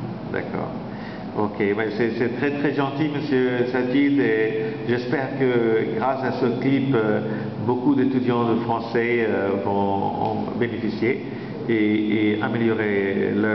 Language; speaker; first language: French; non-native, fluent; Bangla